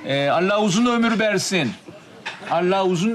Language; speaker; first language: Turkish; non-native, fluent; Korean